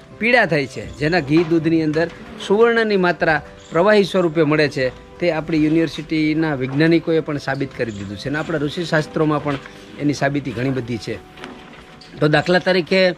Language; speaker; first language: Gujarati; native; Gujarati